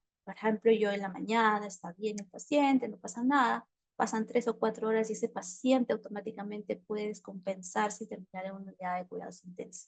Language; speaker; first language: Spanish; native; Spanish